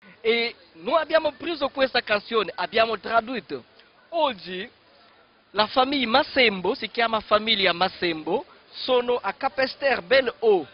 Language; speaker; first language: Italian; non-native, fluent; Kongo